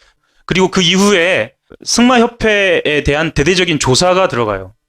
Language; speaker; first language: Korean; native; Korean